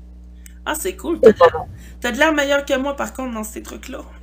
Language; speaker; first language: French; native; French